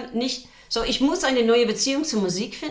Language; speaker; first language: German; non-native, fluent; English